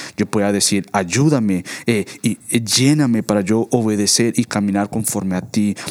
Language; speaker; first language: Spanish; native; Spanish